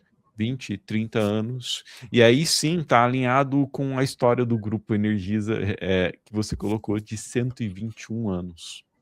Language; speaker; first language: Portuguese; native; Portuguese